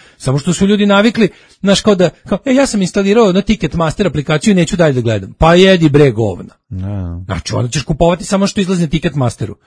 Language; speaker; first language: Serbian; native; Serbian